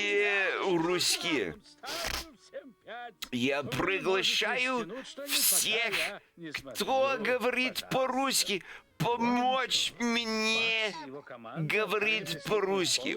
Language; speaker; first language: Russian; non-native, learner; English